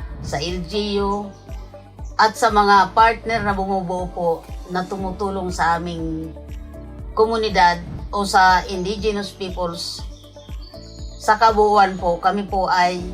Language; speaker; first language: Filipino; non-native, local second language; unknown